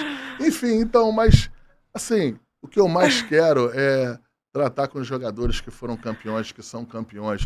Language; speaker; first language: Portuguese; native; Portuguese